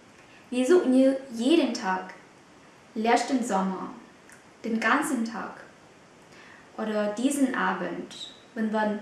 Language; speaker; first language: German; non-native, fluent; Vietnamese